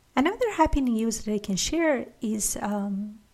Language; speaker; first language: English; non-native, fluent; Persian